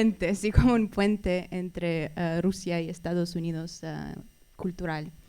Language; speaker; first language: Spanish; non-native, fluent; Russian